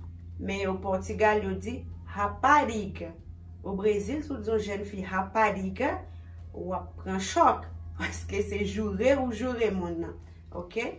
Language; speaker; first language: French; non-native, local second language; Haitian Creole